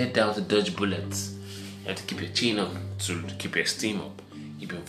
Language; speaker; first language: English; non-native, local second language; Yoruba